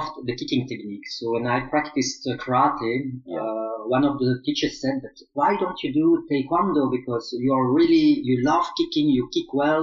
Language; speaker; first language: English; non-native, fluent; Dutch